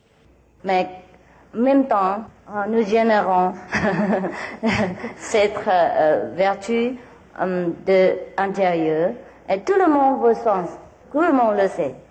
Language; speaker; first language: French; non-native, learner; Vietnamese